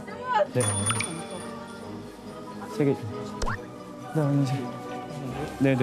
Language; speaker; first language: Korean; native; Korean